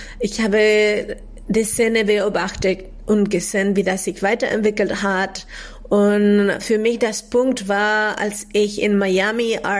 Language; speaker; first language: German; non-native, fluent; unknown